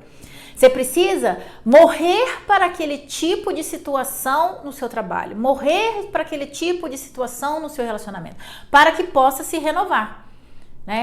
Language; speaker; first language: Portuguese; native; Portuguese